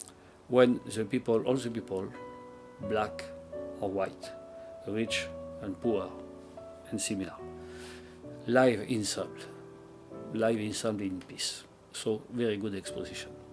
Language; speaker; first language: English; non-native, learner; French